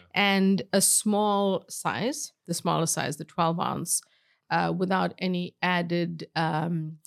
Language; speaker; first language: English; native; English